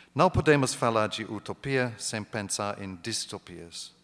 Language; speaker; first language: Portuguese; non-native, fluent; English